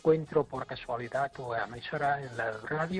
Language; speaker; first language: Spanish; non-native, fluent; English